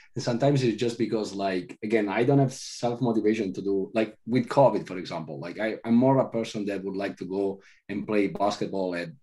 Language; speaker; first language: English; non-native, fluent; Italian